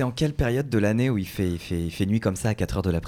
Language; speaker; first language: French; native; French